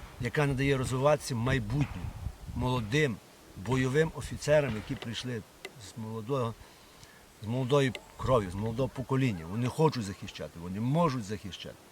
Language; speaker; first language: Ukrainian; native; Ukrainian